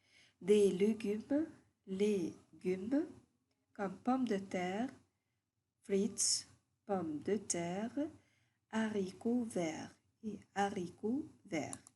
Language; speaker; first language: French; non-native, fluent; Arabic